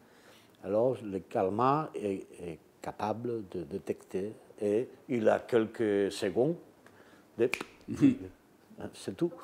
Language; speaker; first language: French; non-native, fluent; Spanish